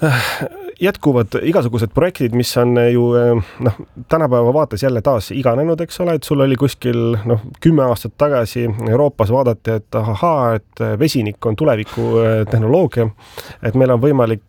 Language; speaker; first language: Estonian; native; Estonian